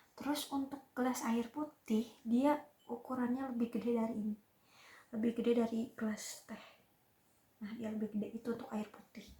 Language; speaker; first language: Indonesian; native; Indonesian